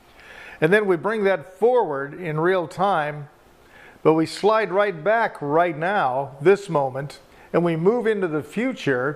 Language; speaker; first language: English; native; English